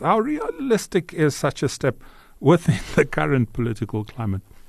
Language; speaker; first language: English; non-native, local second language; Afrikaans